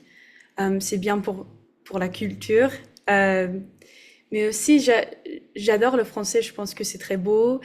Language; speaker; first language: French; non-native, learner; English